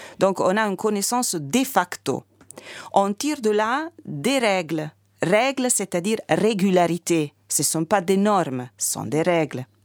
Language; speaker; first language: French; non-native, fluent; Italian